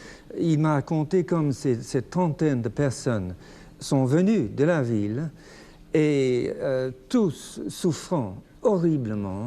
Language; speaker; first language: French; non-native, fluent; English